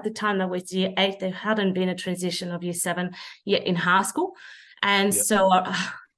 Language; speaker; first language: English; non-native, fluent; French